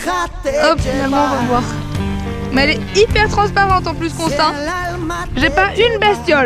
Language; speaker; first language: French; native; French